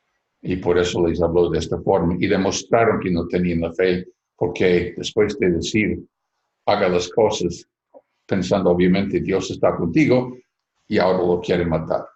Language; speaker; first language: Spanish; non-native, fluent; English